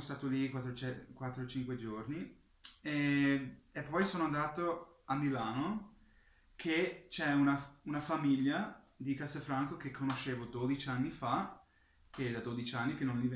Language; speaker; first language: Italian; early bilingual, heritage; English